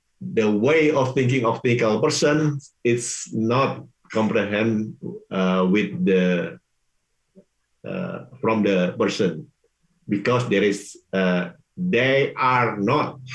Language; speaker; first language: English; non-native, learner; Indonesian